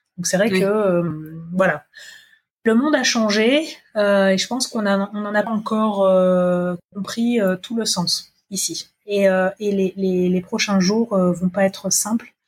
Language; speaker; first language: French; native; French